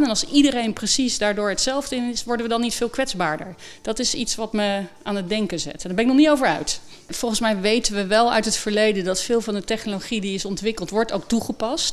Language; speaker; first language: Dutch; native; Dutch